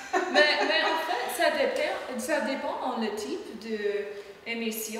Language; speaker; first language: French; non-native, learner; English